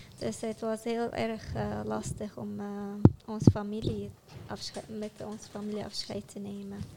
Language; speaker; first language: Dutch; non-native, learner; Arabic